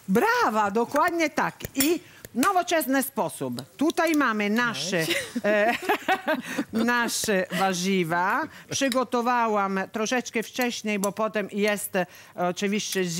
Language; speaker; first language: Polish; non-native, learner; Italian